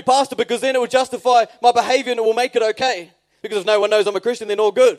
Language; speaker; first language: English; native; English